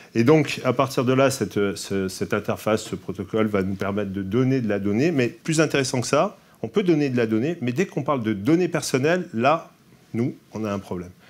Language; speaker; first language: French; native; French